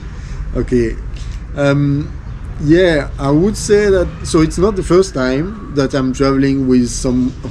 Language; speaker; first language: English; non-native, fluent; French